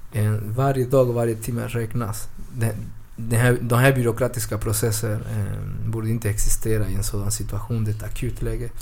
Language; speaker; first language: Swedish; early bilingual, other home language; Spanish